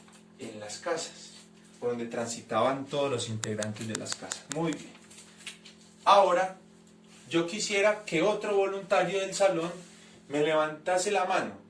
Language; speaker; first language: Spanish; native; Spanish